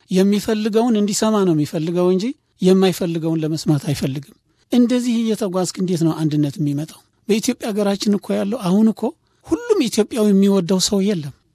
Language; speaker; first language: Amharic; non-native, local second language; Tigrinya